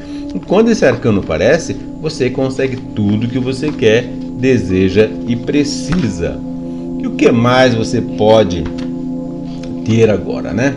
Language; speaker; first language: Portuguese; native; Portuguese